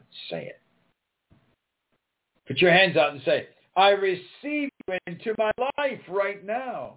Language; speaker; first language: English; native; English